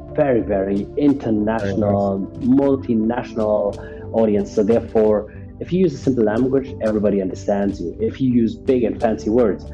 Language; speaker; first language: English; non-native, fluent; German